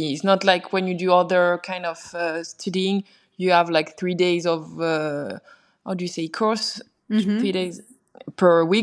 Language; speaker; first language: English; non-native, fluent; French